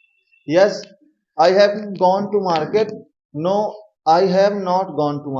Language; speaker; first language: English; non-native, learner; Hindi